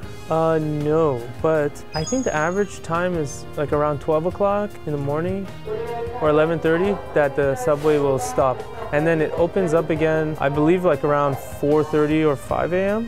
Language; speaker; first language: English; native; English